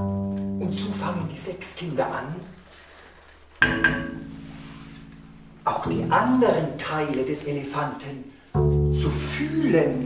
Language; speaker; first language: German; native; German